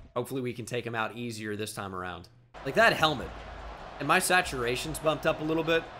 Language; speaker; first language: English; native; English